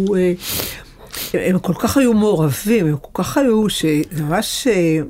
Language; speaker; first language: Hebrew; native; Hebrew